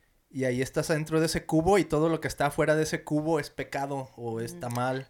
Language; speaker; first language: Spanish; early bilingual, heritage; Spanish